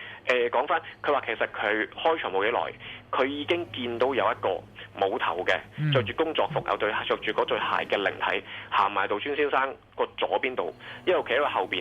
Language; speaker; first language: Cantonese; native; Cantonese